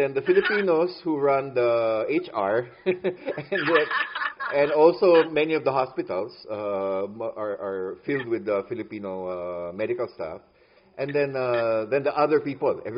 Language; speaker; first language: English; non-native, local second language; Filipino